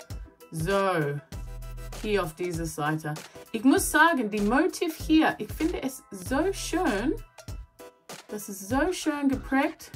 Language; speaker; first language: German; non-native, learner; English